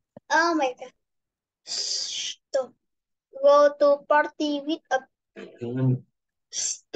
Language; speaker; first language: English; non-native, learner; Vietnamese